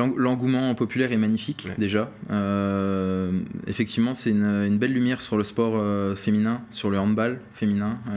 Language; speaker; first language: French; native; French